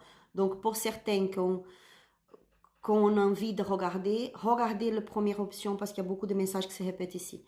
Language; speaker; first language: French; non-native, learner; Spanish